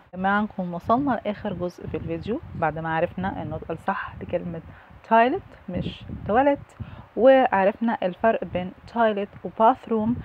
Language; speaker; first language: Arabic; native; Arabic